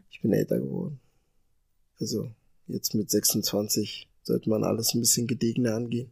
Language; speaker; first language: German; early bilingual, other home language; Ga